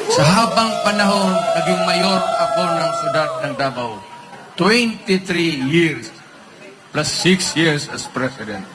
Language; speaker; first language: Filipino; non-native, local second language; Cebuano